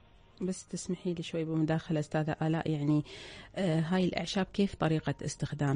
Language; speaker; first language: Arabic; native; Arabic